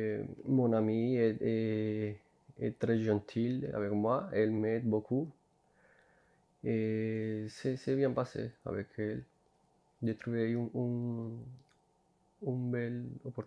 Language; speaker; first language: French; non-native, learner; Spanish